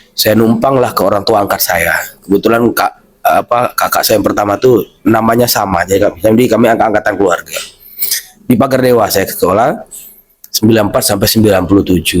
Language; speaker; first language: Indonesian; native; Indonesian